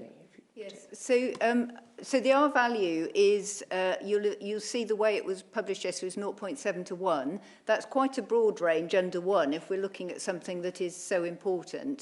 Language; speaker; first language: English; native; English